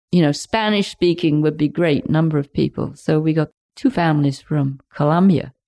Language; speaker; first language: English; native; English